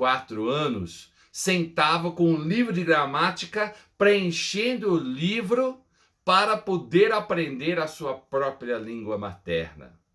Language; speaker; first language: Portuguese; non-native, fluent; English